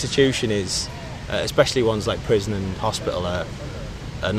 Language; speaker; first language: English; native; English